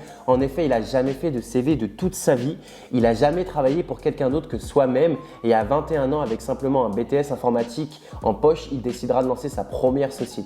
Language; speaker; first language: French; native; French